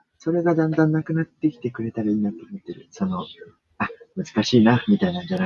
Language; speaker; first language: Japanese; native; Japanese